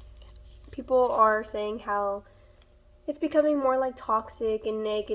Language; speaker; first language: English; native; English